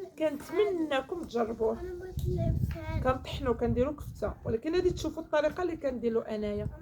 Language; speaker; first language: Arabic; native; Arabic